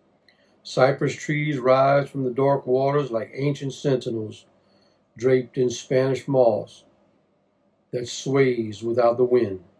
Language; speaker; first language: English; native; English